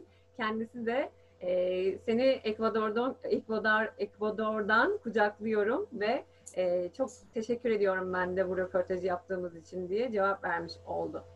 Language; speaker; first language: Turkish; native; Turkish